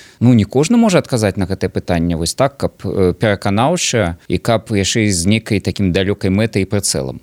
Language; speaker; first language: Belarusian; non-native, local second language; Russian